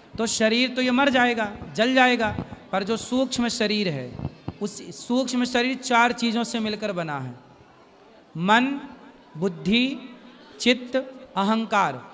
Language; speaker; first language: Hindi; native; Hindi